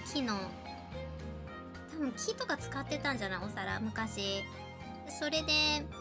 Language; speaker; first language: Japanese; native; Japanese